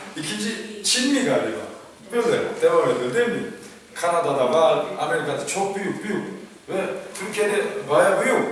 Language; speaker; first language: Turkish; non-native, fluent; Korean